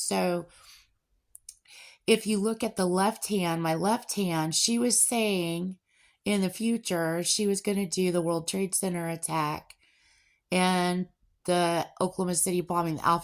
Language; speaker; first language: English; native; English